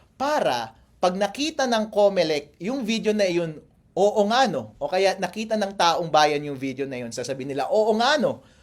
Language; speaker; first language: Filipino; non-native, local second language; Iloko